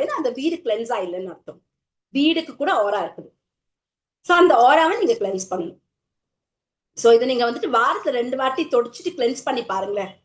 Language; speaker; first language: Tamil; native; Tamil